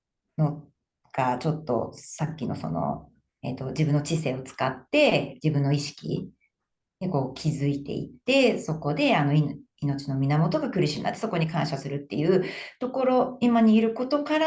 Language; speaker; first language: Japanese; native; Japanese